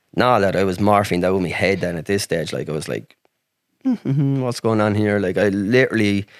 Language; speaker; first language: English; native; English